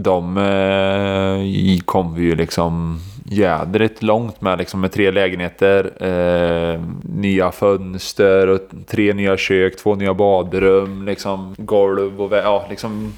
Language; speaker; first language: Swedish; native; Swedish